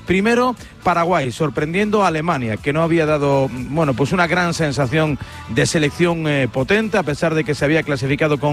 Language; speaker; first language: Spanish; native; Spanish